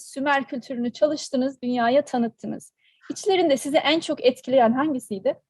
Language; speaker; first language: Turkish; native; Turkish